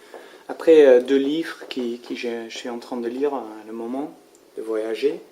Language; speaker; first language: French; non-native, learner; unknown